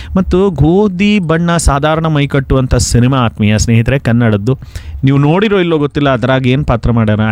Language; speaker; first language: Kannada; non-native, local second language; Konkani